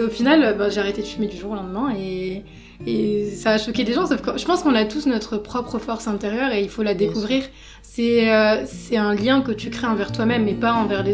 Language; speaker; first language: French; native; French